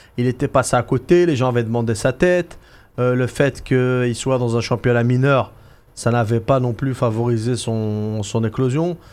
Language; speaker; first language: French; native; French